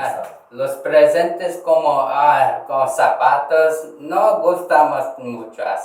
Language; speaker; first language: Spanish; non-native, learner; Korean